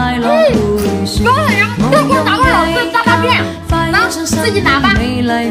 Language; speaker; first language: Chinese; native; Chinese